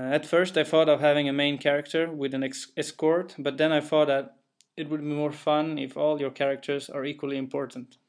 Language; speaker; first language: English; non-native, fluent; Swedish